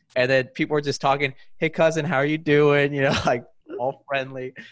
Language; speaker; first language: English; native; English